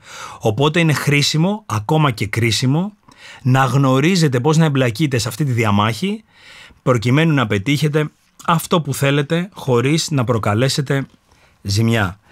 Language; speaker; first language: Greek; native; Greek